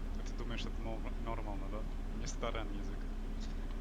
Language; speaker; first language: Russian; non-native, learner; English